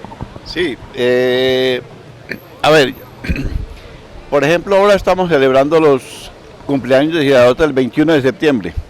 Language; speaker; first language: Spanish; native; Spanish